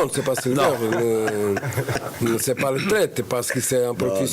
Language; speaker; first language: French; non-native, fluent; Portuguese